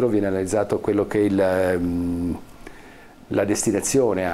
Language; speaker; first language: Italian; native; Italian